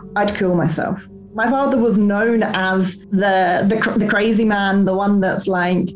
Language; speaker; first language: English; native; English